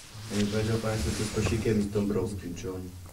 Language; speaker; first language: Polish; native; Polish